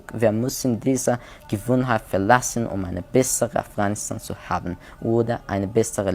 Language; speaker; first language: German; non-native, learner; Hazaragi